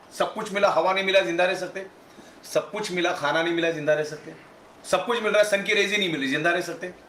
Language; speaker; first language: Hindi; non-native, local second language; Gujarati